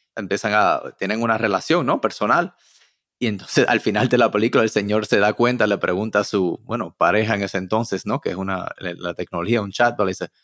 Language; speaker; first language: Spanish; early bilingual, heritage; Spanish